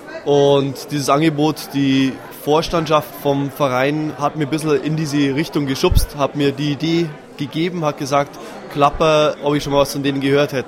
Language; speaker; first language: German; native; German